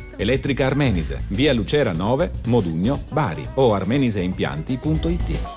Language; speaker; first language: Italian; native; Italian